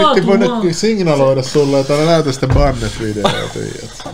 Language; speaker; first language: Finnish; native; Finnish